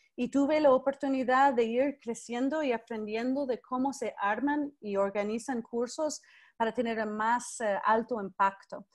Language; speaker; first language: Spanish; non-native, fluent; English